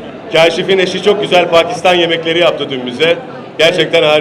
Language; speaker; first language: Turkish; native; Turkish